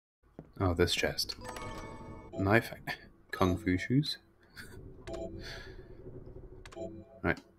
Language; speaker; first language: English; native; English